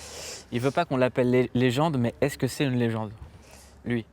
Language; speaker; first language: French; native; French